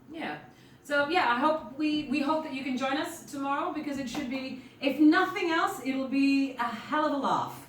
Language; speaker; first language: English; native; English